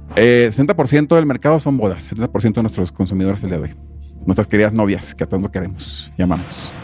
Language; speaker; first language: Spanish; native; Spanish